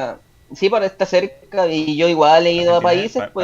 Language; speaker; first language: Spanish; native; Spanish